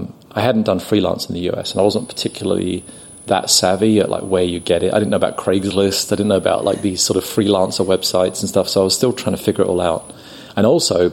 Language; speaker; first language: English; native; English